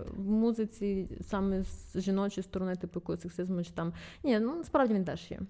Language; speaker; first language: Ukrainian; non-native, local second language; Russian